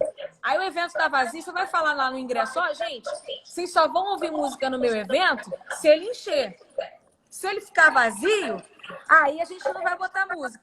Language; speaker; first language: Portuguese; native; Portuguese